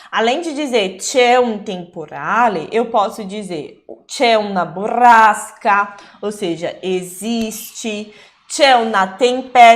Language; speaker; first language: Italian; non-native, fluent; Portuguese